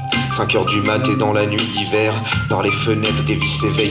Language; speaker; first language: French; native; French